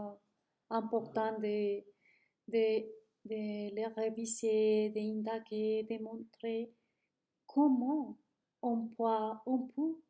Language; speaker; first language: French; non-native, learner; Spanish